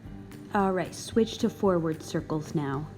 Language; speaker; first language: English; native; English